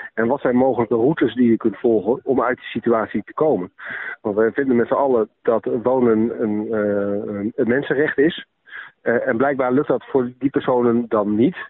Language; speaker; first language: Dutch; native; Dutch